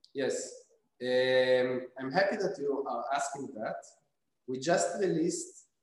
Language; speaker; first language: English; non-native, fluent; Hebrew